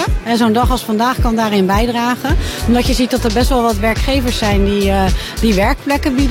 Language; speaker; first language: Dutch; native; Dutch